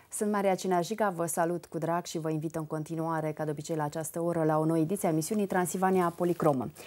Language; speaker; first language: Romanian; native; Romanian